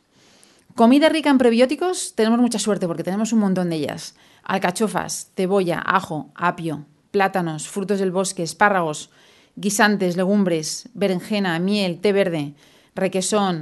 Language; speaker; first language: Spanish; native; Spanish